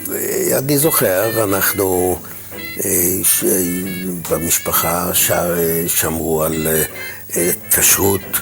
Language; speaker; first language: Hebrew; non-native, fluent; German